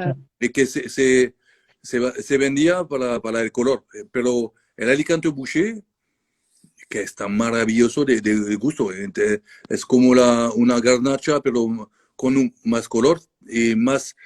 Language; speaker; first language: Spanish; non-native, learner; French